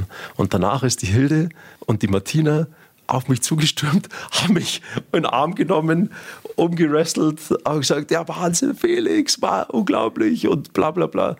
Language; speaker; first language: German; native; German